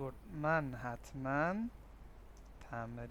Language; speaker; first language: Persian; non-native, fluent; Urdu